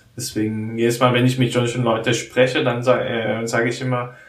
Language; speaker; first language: German; non-native, learner; Korean